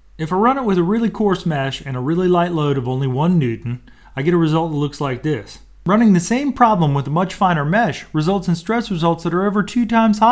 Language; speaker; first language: English; native; English